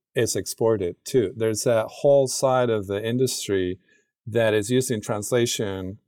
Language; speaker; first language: English; non-native, fluent; Spanish